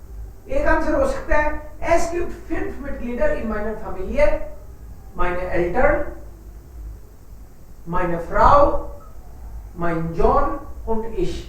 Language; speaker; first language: German; non-native, fluent; Hindi